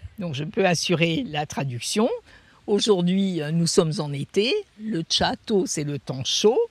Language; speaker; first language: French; native; French